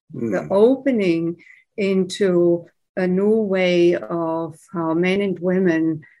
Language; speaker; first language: English; non-native, fluent; German